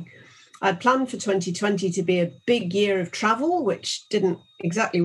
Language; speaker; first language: English; native; English